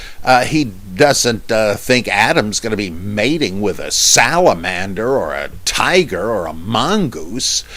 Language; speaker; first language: English; native; English